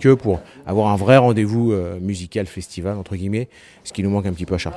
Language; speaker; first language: French; native; French